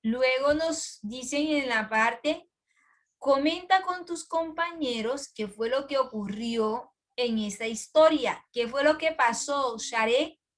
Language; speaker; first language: Spanish; native; Spanish